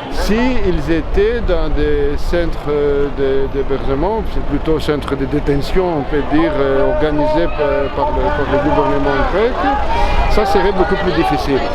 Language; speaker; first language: French; non-native, fluent; Greek